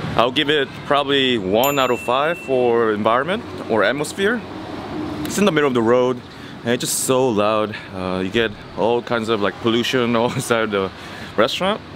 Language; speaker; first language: English; non-native, fluent; Korean